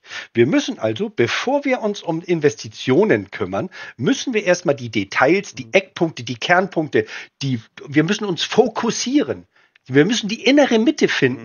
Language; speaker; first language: German; native; German